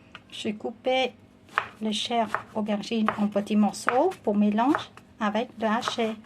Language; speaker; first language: French; non-native, fluent; Vietnamese